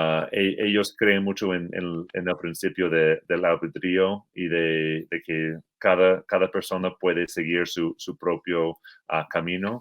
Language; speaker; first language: Spanish; non-native, fluent; English